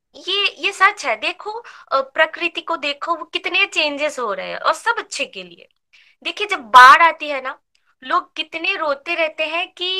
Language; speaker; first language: Hindi; non-native, local second language; Bangla